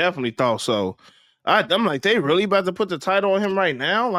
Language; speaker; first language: English; native; English